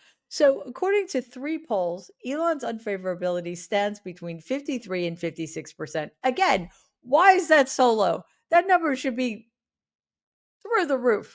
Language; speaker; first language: English; native; English